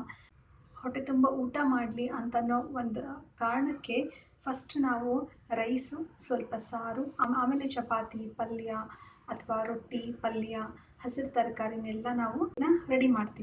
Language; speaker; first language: Kannada; native; Kannada